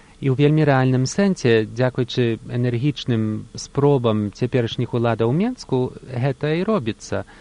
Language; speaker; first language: Belarusian; early bilingual, heritage; Belarusian